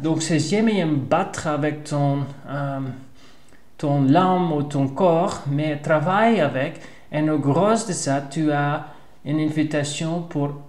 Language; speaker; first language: French; non-native, learner; Dutch